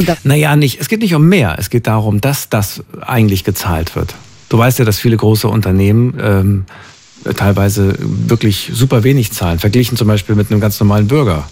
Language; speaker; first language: German; native; German